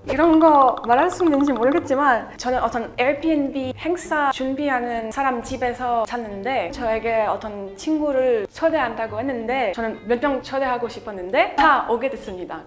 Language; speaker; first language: Korean; non-native, fluent; French